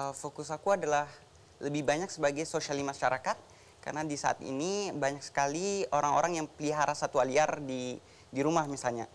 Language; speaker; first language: Indonesian; native; Indonesian